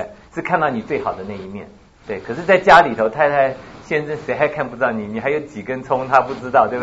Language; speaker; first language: Chinese; native; Chinese